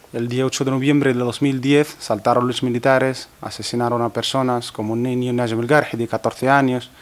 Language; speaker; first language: Spanish; non-native, fluent; Arabic